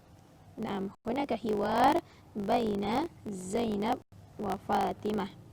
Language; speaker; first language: Arabic; non-native, fluent; Indonesian